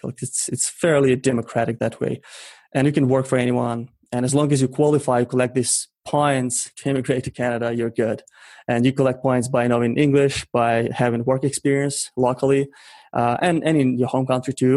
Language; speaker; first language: English; non-native, fluent; Ukrainian